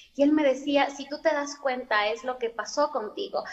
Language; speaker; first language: Spanish; native; Spanish